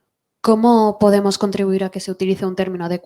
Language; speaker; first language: Spanish; native; Spanish